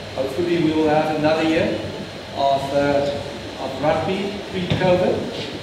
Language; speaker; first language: English; non-native, local second language; Afrikaans